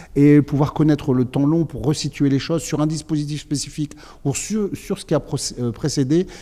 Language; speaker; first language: French; native; French